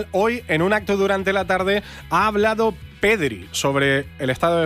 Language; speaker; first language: Spanish; native; Spanish